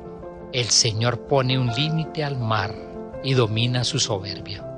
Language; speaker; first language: Spanish; native; Spanish